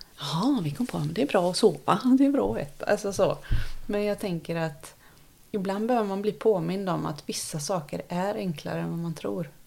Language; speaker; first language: Swedish; native; Swedish